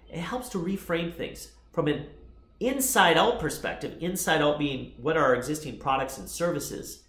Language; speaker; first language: English; native; English